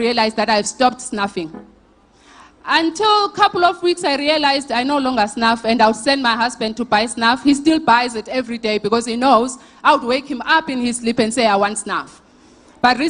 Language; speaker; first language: English; non-native, local second language; Xhosa